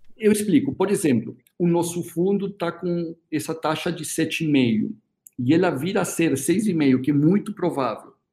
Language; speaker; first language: Portuguese; early bilingual, other home language; Spanish